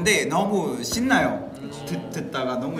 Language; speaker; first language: Korean; non-native, fluent; Vietnamese